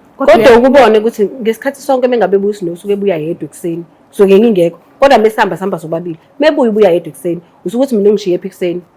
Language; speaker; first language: Zulu; native; Zulu